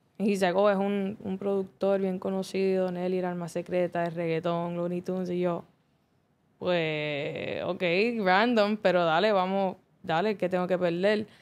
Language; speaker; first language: Spanish; early bilingual, heritage; Spanish